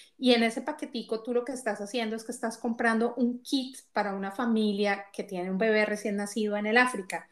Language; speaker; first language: Spanish; native; Spanish